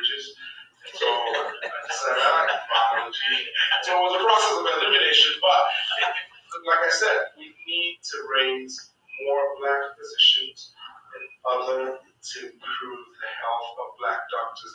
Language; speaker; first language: English; non-native, local second language; Yoruba